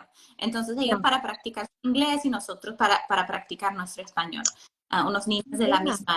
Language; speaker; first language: Spanish; non-native, fluent; English